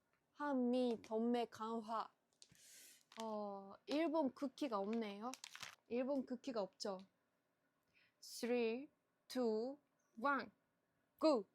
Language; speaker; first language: Korean; non-native, fluent; Japanese